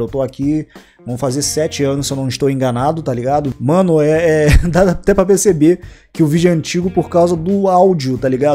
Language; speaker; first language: Portuguese; native; Portuguese